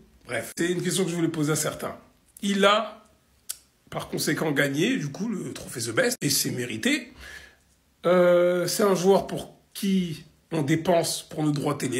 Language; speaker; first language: French; native; French